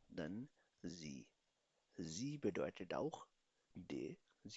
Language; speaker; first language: German; non-native, fluent; Urdu